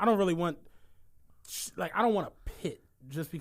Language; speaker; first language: English; native; English